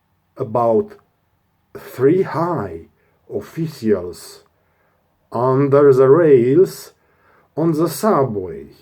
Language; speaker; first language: English; non-native, learner; Romanian